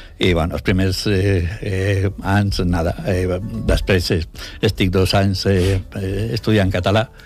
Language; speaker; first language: Catalan; non-native, learner; Spanish